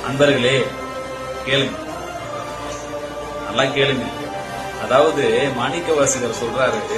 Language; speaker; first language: Tamil; native; Tamil